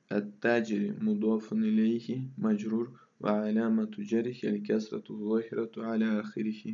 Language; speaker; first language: Arabic; non-native, fluent; Russian